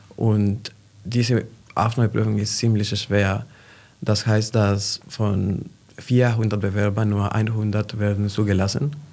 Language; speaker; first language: German; non-native, fluent; Spanish